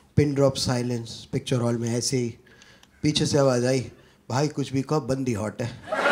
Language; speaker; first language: Hindi; native; Hindi